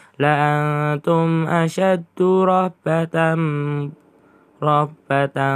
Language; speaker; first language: Arabic; non-native, learner; Indonesian